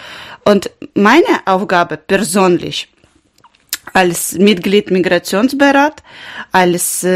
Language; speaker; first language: German; non-native, learner; Ukrainian